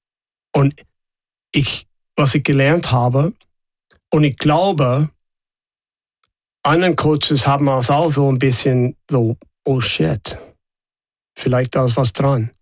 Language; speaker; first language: German; non-native, fluent; English